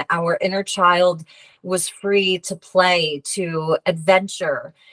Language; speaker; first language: English; native; English